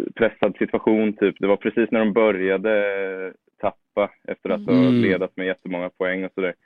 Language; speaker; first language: Swedish; native; Swedish